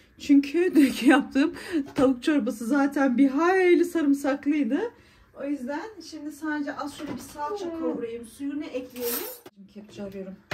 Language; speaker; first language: Turkish; early bilingual, heritage; Turkish